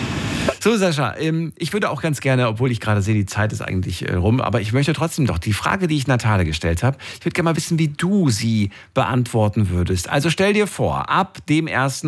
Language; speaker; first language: German; native; German